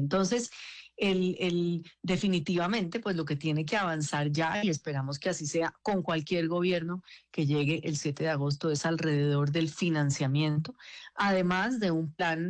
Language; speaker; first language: Spanish; native; Spanish